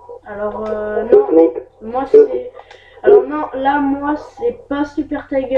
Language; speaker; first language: French; native; French